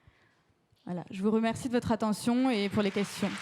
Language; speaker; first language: French; native; French